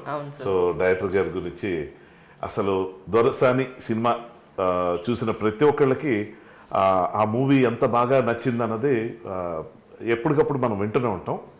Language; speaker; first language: Telugu; native; Telugu